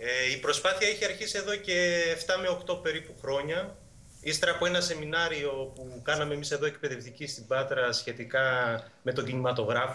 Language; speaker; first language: Greek; native; Greek